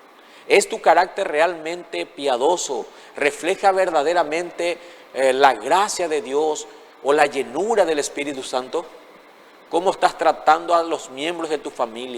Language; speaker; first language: Spanish; native; Spanish